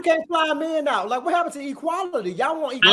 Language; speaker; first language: English; native; English